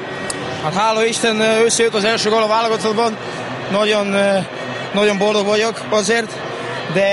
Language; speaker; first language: Hungarian; non-native, learner; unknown